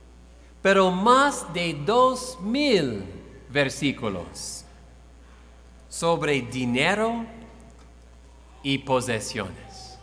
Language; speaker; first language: Spanish; non-native, fluent; English